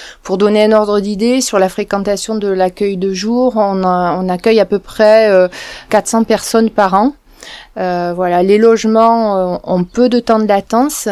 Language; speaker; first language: French; native; French